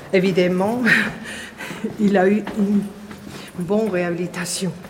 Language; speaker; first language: French; non-native, fluent; Spanish